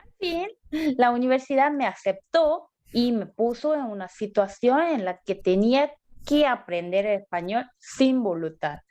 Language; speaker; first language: Spanish; non-native, learner; Korean